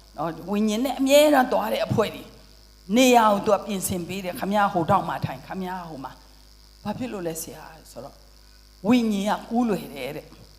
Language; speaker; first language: Burmese; non-native, local second language; Tedim Chin